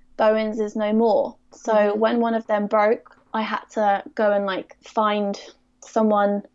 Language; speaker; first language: English; native; English